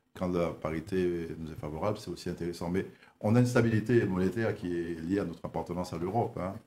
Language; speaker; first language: French; native; French